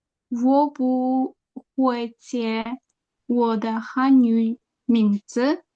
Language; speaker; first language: Chinese; non-native, learner; Uzbek